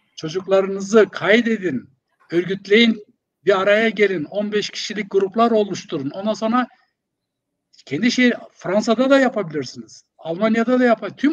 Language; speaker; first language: Turkish; non-native, local second language; Zaza